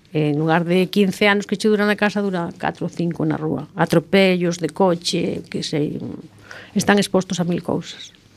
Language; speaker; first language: Galician; non-native, local second language; Spanish